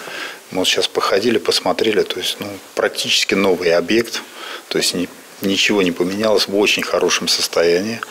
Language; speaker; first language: Russian; native; Russian